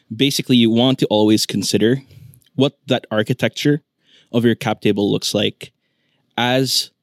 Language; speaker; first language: English; non-native, local second language; Filipino